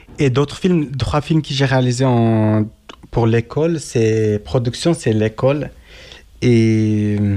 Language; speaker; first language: French; non-native, learner; Kurdish